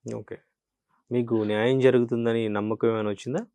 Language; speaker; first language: Telugu; native; Telugu